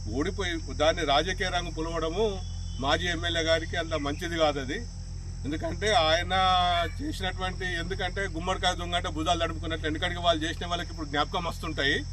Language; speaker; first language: Telugu; native; Telugu